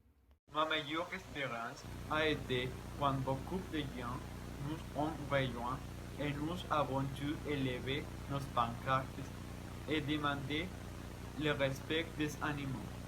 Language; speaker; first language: French; non-native, learner; Spanish